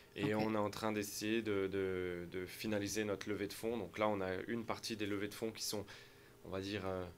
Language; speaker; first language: French; native; French